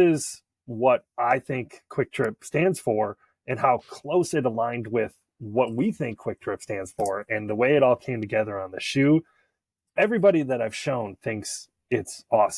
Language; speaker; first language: English; native; English